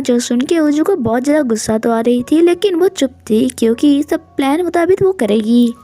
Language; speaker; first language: Hindi; non-native, local second language; Bangla